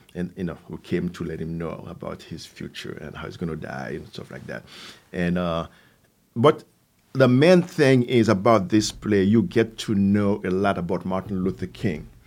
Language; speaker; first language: English; non-native, fluent; Haitian Creole